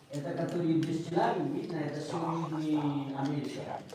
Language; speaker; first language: Russian; non-native, learner; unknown